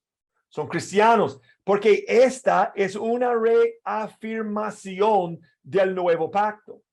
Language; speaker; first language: Spanish; non-native, fluent; English